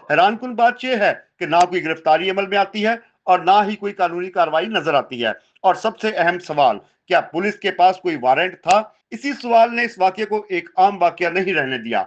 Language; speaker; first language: Urdu; native; Urdu